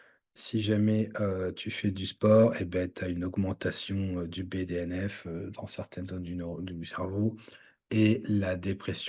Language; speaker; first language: French; native; French